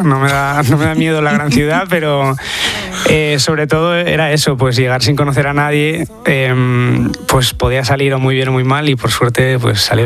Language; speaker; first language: Spanish; early bilingual, other home language; English